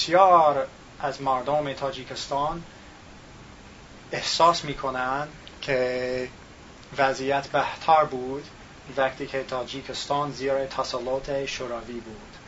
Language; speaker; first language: Tajik; non-native, learner; English